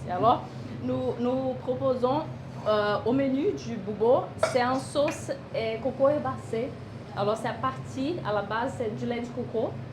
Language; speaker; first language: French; non-native, fluent; Portuguese